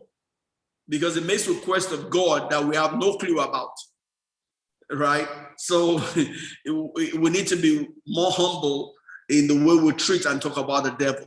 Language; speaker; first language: English; non-native, local second language; Yoruba